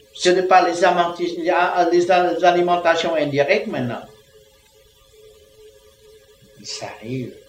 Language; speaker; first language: French; non-native, learner; Vietnamese